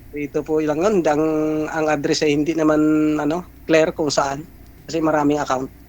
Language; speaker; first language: Filipino; non-native, local second language; Cebuano